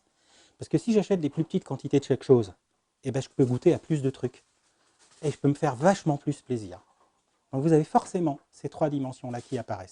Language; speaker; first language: French; native; French